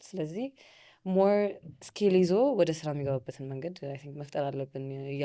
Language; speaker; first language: Amharic; native; Amharic